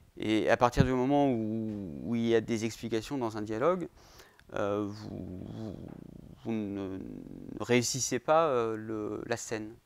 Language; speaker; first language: French; native; French